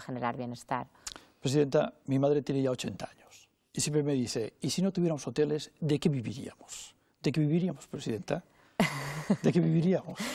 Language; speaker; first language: Spanish; non-native, local second language; Catalan